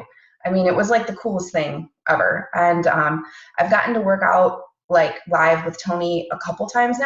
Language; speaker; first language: English; native; English